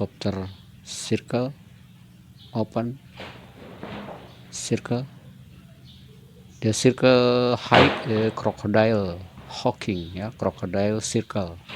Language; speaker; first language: English; non-native, learner; Indonesian